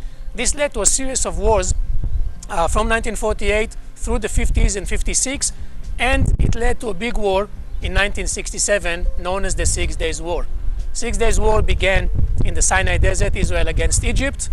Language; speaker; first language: English; non-native, fluent; Hebrew